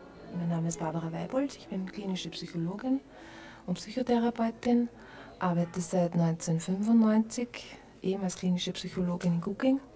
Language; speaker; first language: German; native; German